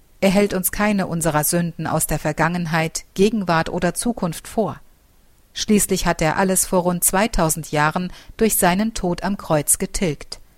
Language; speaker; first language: German; native; German